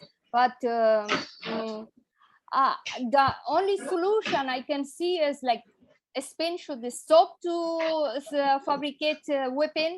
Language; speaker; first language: English; non-native, fluent; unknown